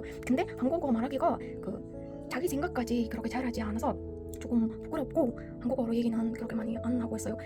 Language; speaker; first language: Korean; non-native, learner; Mongolian